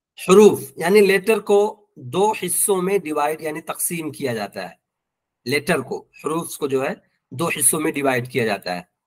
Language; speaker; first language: Urdu; native; Urdu